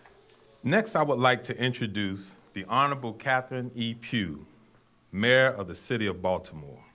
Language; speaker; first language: English; native; English